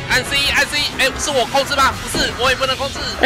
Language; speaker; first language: Chinese; native; Chinese